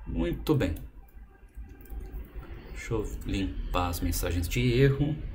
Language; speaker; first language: Portuguese; native; Portuguese